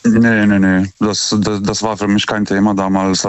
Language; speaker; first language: German; non-native, fluent; Lithuanian